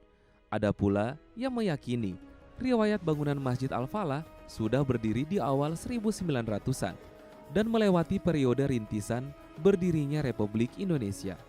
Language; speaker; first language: Indonesian; native; Indonesian